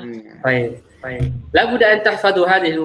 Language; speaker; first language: Arabic; non-native, fluent; Indonesian